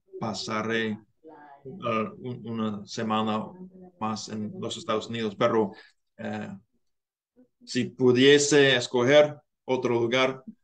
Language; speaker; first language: Spanish; non-native, learner; English